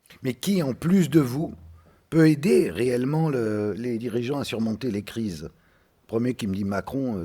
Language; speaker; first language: French; native; French